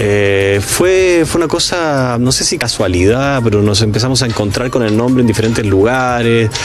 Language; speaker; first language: Spanish; native; Spanish